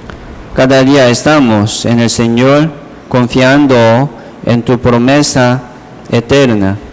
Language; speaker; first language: Spanish; non-native, learner; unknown